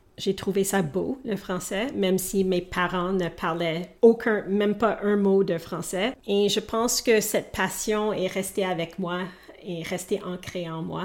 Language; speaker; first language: French; non-native, local second language; English